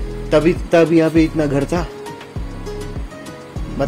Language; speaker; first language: Hindi; non-native, local second language; Bangla